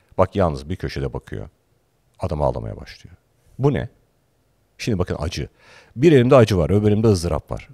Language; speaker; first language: Turkish; native; Turkish